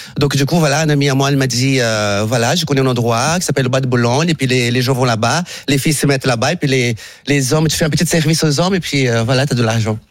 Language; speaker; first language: French; non-native, fluent; Portuguese